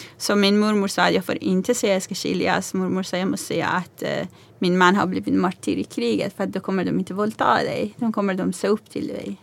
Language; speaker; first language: Swedish; non-native, fluent; Persian